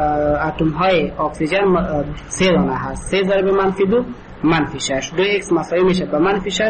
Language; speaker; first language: Persian; native; Persian